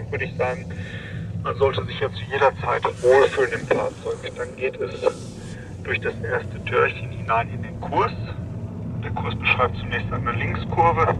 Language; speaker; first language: German; native; German